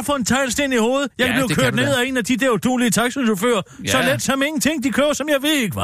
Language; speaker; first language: Danish; native; Danish